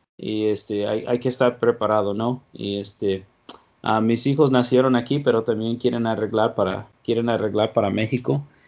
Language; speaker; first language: Spanish; non-native, fluent; English